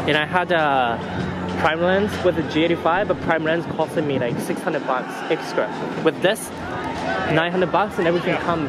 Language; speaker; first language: English; non-native, fluent; Japanese